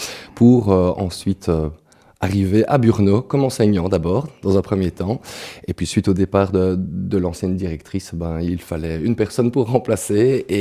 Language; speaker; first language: French; native; French